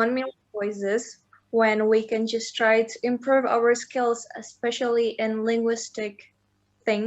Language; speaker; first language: English; non-native, fluent; Indonesian